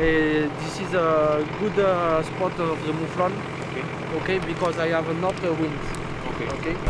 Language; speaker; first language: English; non-native, learner; French